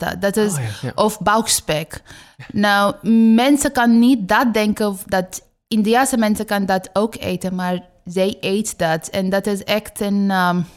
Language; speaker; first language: Dutch; non-native, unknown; Bangla